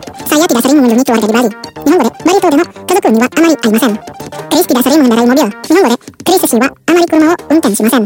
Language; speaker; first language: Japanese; non-native, fluent; Indonesian